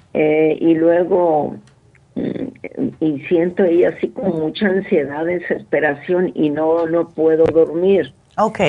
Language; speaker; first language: Spanish; native; Spanish